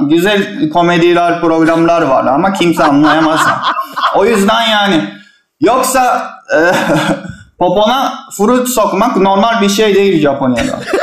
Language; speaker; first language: Turkish; non-native, fluent; Japanese